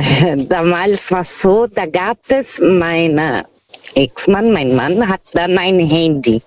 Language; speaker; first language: German; non-native, fluent; Portuguese